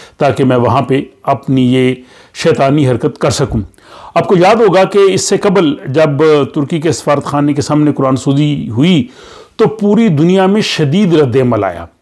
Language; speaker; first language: Urdu; native; Urdu